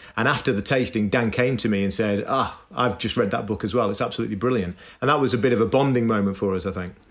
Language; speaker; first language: English; native; English